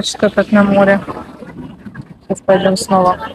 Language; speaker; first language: Russian; native; Russian